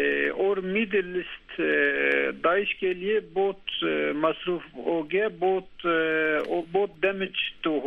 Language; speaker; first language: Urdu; non-native, learner; Turkish